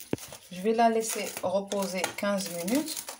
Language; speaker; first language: French; non-native, local second language; Arabic